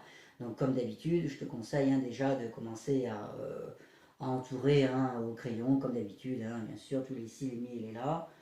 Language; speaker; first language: French; native; French